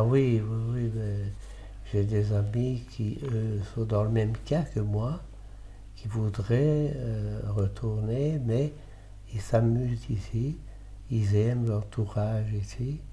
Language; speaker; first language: French; early bilingual, other home language; Italian